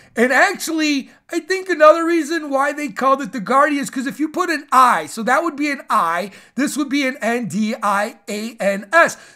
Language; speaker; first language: English; native; English